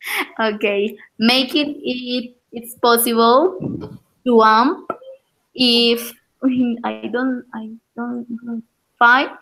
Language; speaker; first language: English; non-native, learner; Spanish